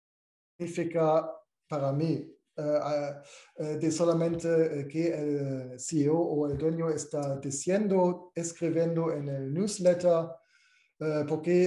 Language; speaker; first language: Spanish; non-native, fluent; German